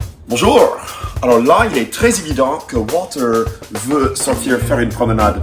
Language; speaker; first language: French; non-native, fluent; English